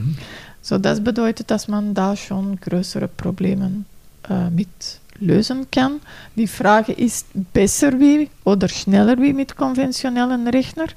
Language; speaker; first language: German; non-native, fluent; Dutch